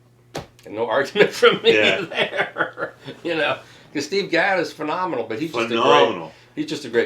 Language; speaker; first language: English; native; English